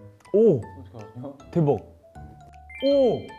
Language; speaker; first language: Korean; native; Korean